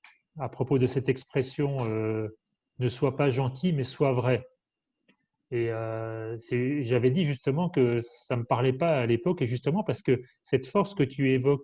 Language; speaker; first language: French; native; French